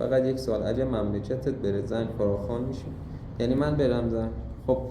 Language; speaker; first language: Persian; native; Persian